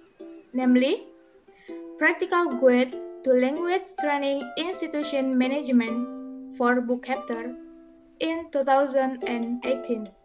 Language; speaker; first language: English; non-native, learner; Indonesian